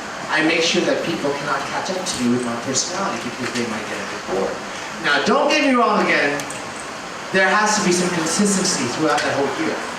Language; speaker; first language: English; early bilingual, other home language; Thai